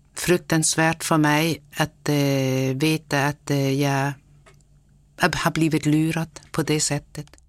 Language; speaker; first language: Swedish; non-native, fluent; Kalaallisut